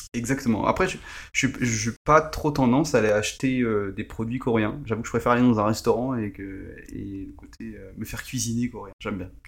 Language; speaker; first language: French; early bilingual, other home language; Portuguese